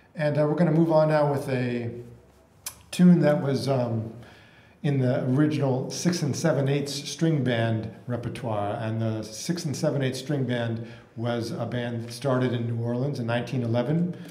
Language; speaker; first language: English; native; English